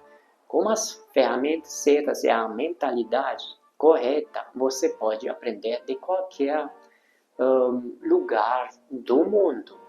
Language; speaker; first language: Portuguese; non-native, fluent; Hungarian